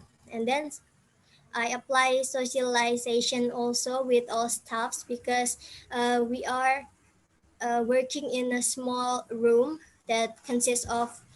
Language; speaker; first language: English; non-native, fluent; Indonesian